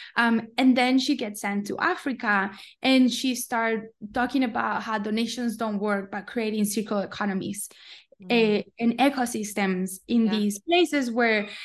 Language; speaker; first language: English; non-native, fluent; Spanish